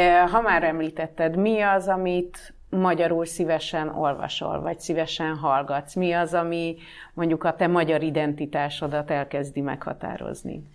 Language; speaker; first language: Hungarian; native; Hungarian